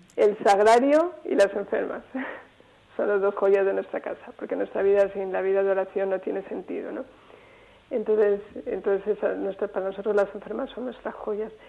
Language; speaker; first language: Spanish; native; Spanish